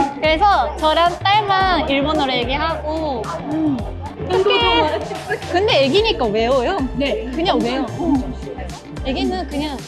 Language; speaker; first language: Korean; early bilingual, heritage; Japanese